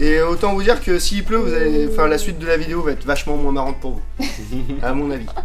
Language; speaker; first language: French; native; French